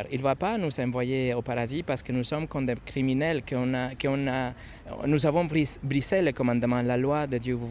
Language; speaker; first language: French; non-native, fluent; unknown